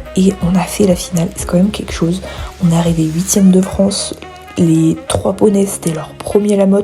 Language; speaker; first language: French; native; French